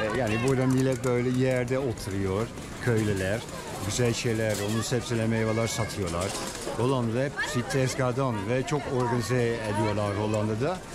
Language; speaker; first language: Turkish; non-native, fluent; Dutch